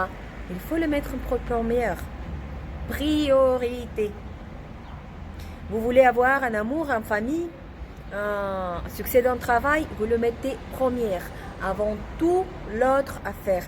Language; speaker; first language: French; non-native, learner; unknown